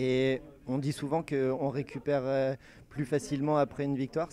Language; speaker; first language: French; native; French